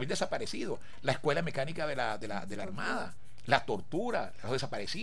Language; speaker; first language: Spanish; native; Spanish